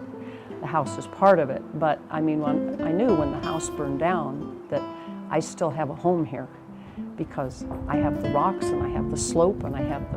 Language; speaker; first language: English; native; English